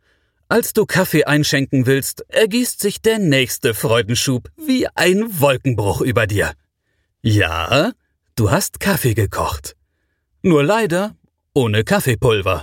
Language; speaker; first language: German; native; German